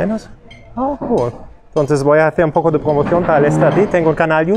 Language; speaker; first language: Spanish; non-native, fluent; German